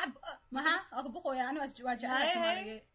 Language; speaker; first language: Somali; early bilingual, heritage; Somali